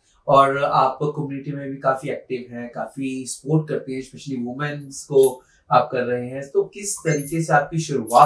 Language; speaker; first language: Hindi; native; Hindi